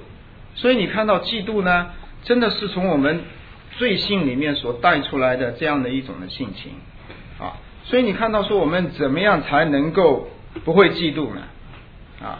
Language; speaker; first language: Chinese; native; Chinese